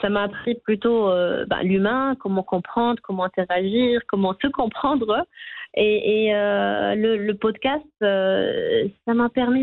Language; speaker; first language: French; non-native, local second language; Arabic